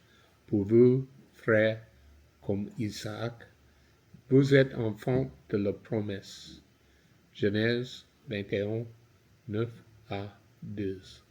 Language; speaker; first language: French; non-native, learner; English